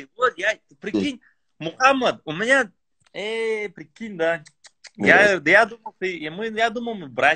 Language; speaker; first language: Russian; native; Russian